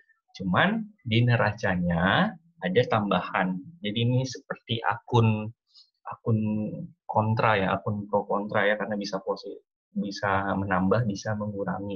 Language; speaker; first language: Indonesian; native; Indonesian